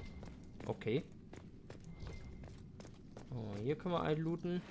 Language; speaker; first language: German; native; German